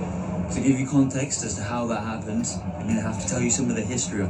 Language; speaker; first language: English; native; English